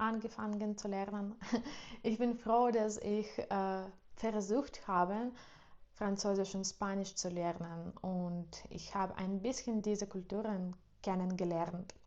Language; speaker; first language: German; non-native, learner; Russian